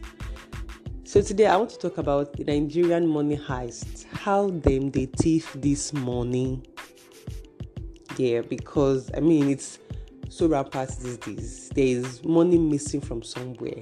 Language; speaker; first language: English; non-native, local second language; Yoruba